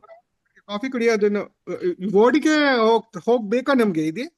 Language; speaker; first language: Kannada; non-native, learner; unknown